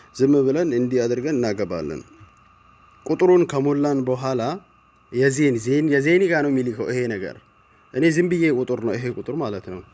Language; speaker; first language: Amharic; non-native, local second language; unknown